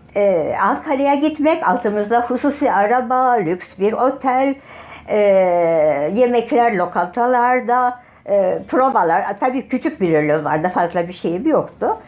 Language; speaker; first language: Turkish; native; Turkish